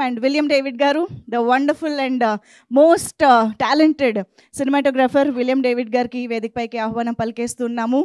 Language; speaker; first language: Telugu; native; Telugu